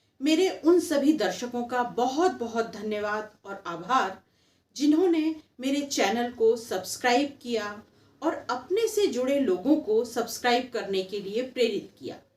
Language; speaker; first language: Hindi; native; Hindi